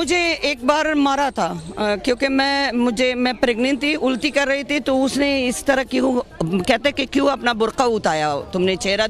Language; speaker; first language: Hindi; non-native, fluent; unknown